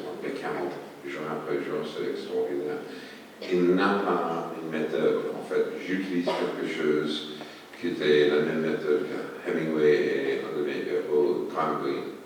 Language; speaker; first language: French; non-native, fluent; English